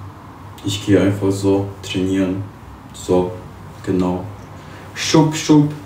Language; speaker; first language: German; early bilingual, other home language; Polish